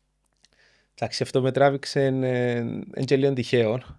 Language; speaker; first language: Greek; native; Greek